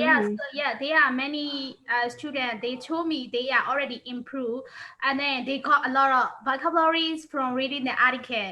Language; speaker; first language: English; non-native, learner; Burmese